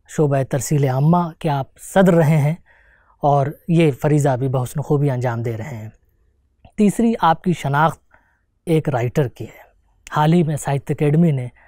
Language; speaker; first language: Hindi; native; Hindi